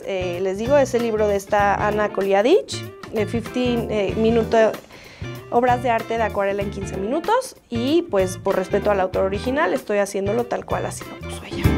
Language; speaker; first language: Spanish; native; Spanish